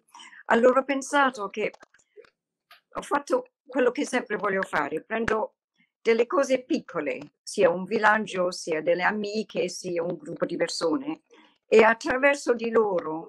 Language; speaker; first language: Italian; non-native, fluent; English